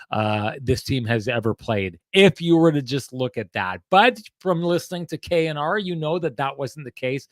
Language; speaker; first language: English; native; English